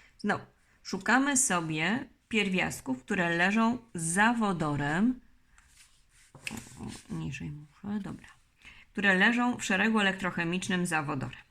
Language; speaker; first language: Polish; native; Polish